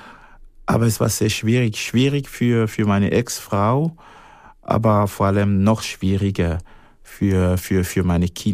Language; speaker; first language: German; non-native, fluent; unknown